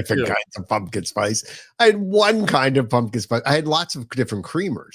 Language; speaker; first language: English; native; English